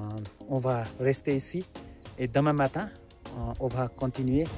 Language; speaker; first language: French; non-native, learner; Nepali